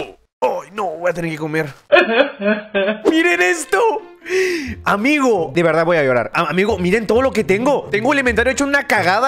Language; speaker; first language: Spanish; native; Spanish